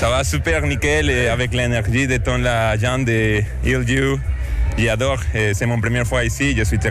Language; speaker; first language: French; non-native, learner; Spanish